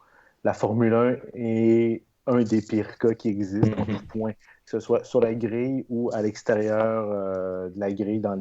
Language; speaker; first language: French; native; French